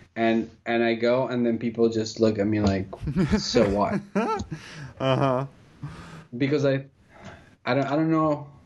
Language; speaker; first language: English; non-native, fluent; Spanish